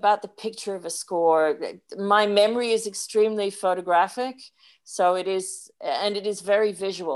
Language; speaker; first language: English; native; English